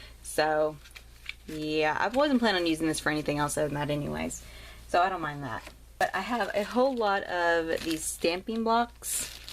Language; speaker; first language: English; native; English